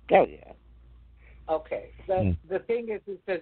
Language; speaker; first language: English; native; English